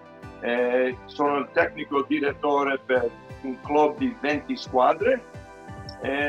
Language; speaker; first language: Italian; early bilingual, heritage; Italian